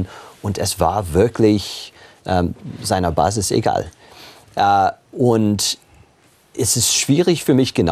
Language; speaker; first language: German; non-native, fluent; English